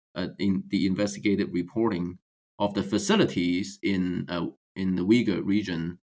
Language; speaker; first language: English; non-native, fluent; Chinese